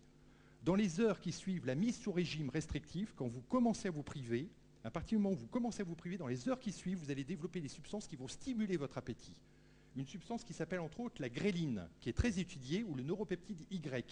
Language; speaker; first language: French; native; French